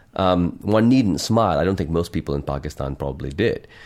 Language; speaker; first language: English; non-native, local second language; Urdu